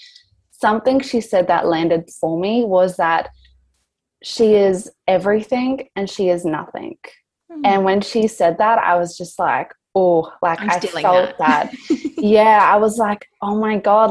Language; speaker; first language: English; native; English